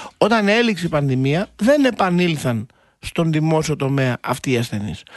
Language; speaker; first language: Greek; native; Greek